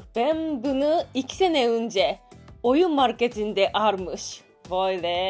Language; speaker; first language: Turkish; non-native, learner; Japanese